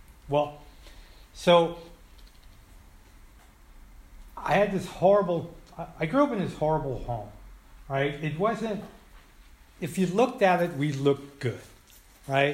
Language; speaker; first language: English; native; English